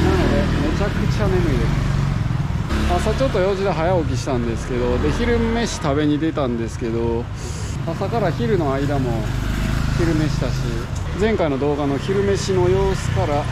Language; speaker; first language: Japanese; native; Japanese